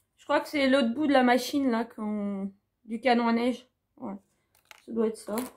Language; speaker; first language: French; native; French